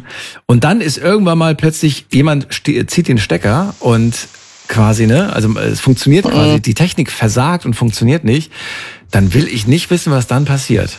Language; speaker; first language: German; native; German